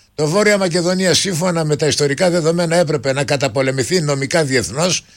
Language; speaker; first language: Greek; native; Greek